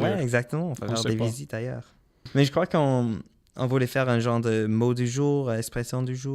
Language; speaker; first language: French; non-native, local second language; English